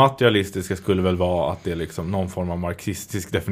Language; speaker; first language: Swedish; native; Swedish